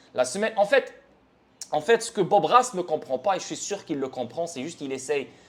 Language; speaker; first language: French; native; French